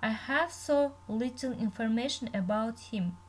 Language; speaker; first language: English; non-native, learner; Kazakh